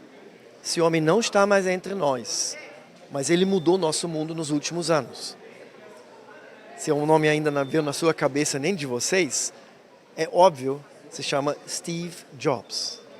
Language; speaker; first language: Portuguese; non-native, fluent; German